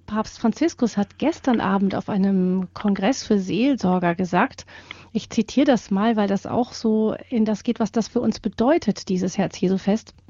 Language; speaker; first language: German; native; German